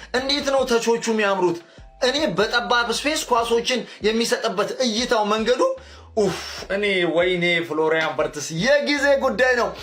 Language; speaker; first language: Amharic; native; Amharic